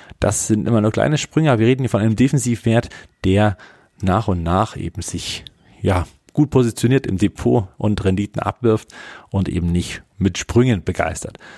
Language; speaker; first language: German; native; German